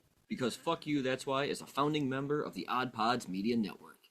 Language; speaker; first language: English; native; English